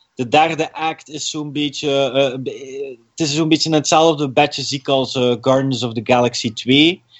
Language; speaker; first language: Dutch; native; Dutch